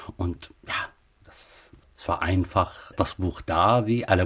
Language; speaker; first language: German; non-native, fluent; Arabic